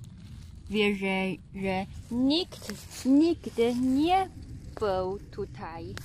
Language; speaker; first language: Polish; non-native, learner; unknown